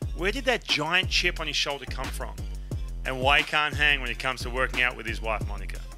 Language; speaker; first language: English; native; English